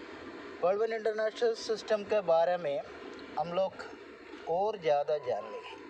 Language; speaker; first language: Hindi; non-native, local second language; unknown